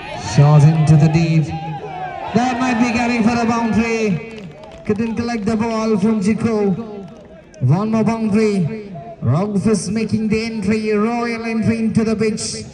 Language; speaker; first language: English; non-native, local second language; Malayalam